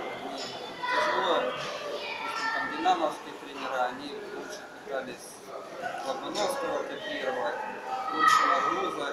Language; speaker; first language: Russian; native; Russian